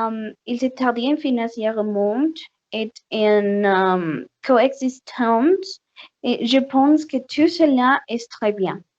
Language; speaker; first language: French; non-native, learner; Spanish